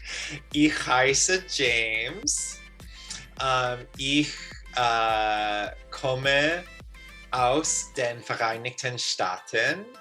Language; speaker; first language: German; non-native, learner; English